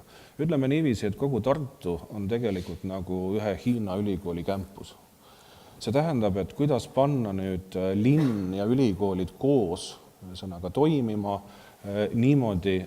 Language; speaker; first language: Estonian; native; Estonian